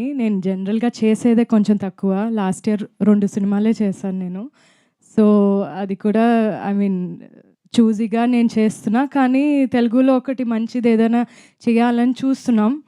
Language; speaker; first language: Telugu; non-native, fluent; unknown